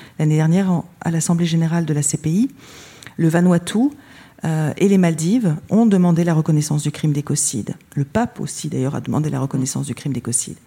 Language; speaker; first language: French; native; French